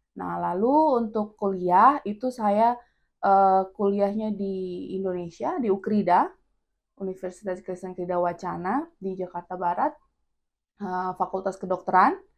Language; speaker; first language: Indonesian; non-native, local second language; Tetum